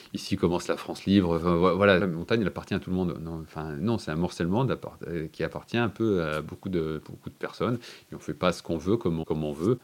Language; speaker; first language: French; native; French